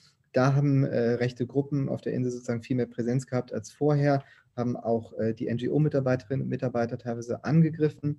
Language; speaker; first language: German; native; German